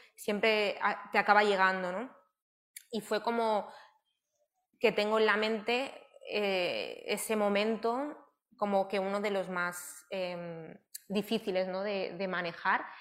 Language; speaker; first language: Spanish; native; Spanish